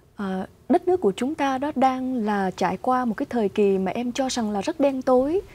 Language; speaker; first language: Vietnamese; early bilingual, heritage; Vietnamese